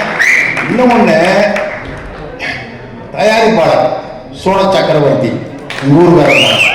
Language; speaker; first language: Tamil; native; Tamil